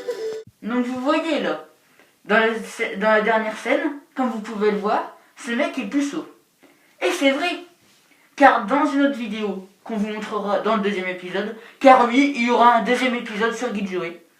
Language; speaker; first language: French; native; French